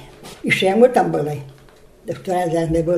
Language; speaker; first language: Polish; non-native, local second language; Rusyn